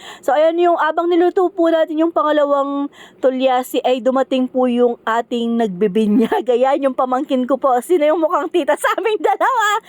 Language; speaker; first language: Filipino; non-native, local second language; Pampanga